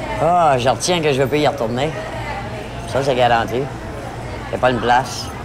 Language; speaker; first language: French; native; French